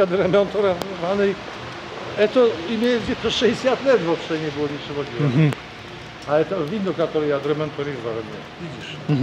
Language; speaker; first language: Russian; non-native, learner; Polish